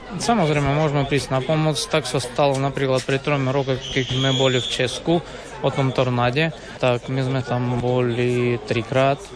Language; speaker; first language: Slovak; non-native, fluent; Ukrainian